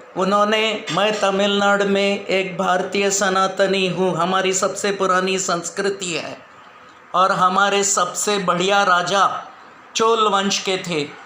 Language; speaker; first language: Hindi; non-native, local second language; Tamil